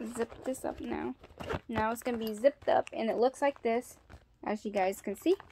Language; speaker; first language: English; native; English